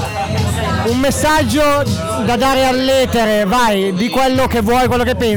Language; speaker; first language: Italian; native; Italian